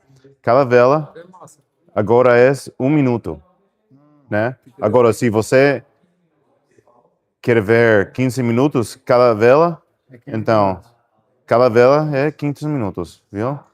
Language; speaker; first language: Portuguese; non-native, learner; Spanish